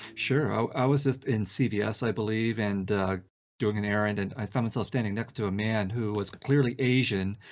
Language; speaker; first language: English; early bilingual, other home language; Vietnamese